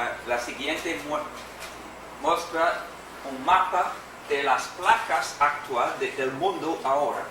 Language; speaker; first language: Spanish; non-native, fluent; English